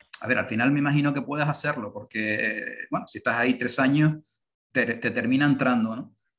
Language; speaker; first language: Spanish; native; Spanish